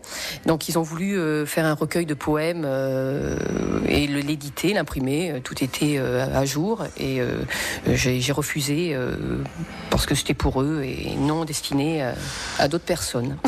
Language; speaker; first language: French; native; French